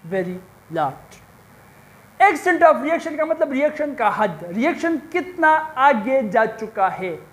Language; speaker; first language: Urdu; non-native, local second language; Pashto